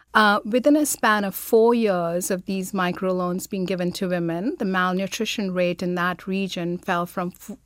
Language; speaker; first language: English; non-native, local second language; Malayalam